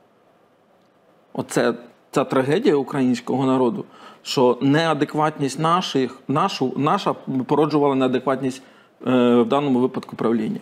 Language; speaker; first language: Ukrainian; native; Ukrainian